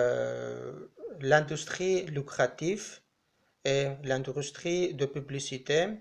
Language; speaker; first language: French; non-native, learner; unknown